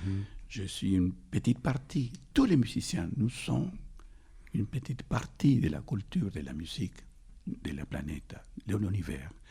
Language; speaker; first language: French; non-native, fluent; Spanish